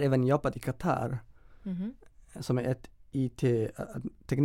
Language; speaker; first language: Swedish; non-native, fluent; Somali